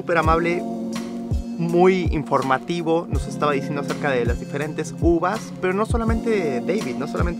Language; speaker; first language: Spanish; native; Spanish